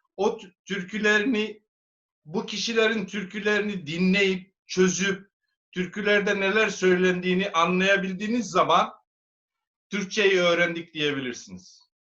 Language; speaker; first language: Turkish; native; Turkish